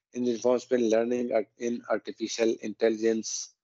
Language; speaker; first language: English; non-native, local second language; Urdu